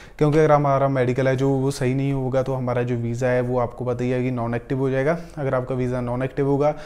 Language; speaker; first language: Hindi; non-native, local second language; Punjabi